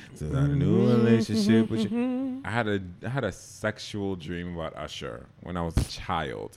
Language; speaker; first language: English; native; English